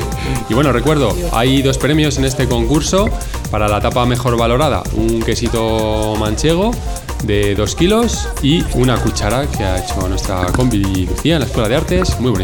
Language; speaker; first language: Spanish; native; Spanish